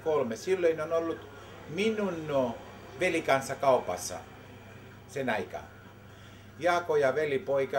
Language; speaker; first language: Finnish; non-native, learner; Greek